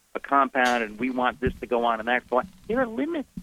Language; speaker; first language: English; native; English